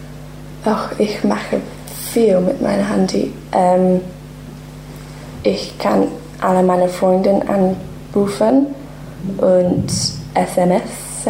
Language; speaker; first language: German; non-native, learner; English